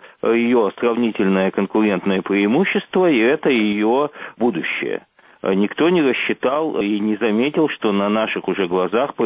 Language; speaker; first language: Russian; native; Russian